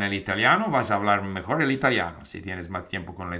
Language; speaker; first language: Spanish; non-native, fluent; English